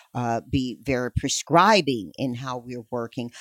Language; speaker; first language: English; native; English